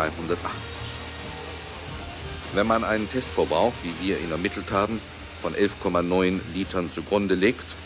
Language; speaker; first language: German; native; German